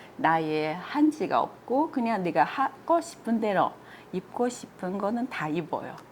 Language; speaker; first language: Korean; non-native, fluent; Chinese